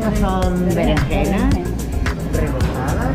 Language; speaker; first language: Spanish; native; Spanish